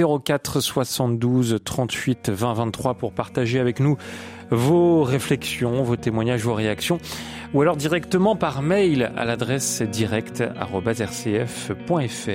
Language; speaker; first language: French; native; French